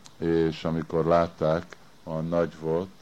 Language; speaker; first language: Hungarian; early bilingual, heritage; Hungarian